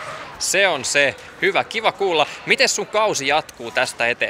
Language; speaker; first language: Finnish; native; Finnish